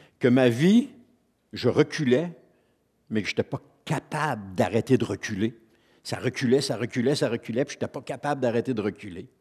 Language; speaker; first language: French; native; French